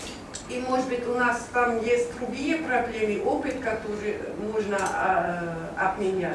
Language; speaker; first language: Russian; non-native, learner; German